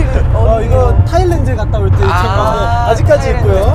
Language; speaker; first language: Korean; native; Korean